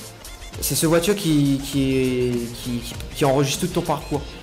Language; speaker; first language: French; native; French